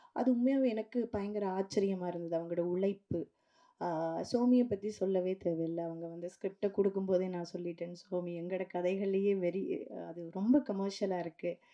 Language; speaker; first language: Tamil; native; Tamil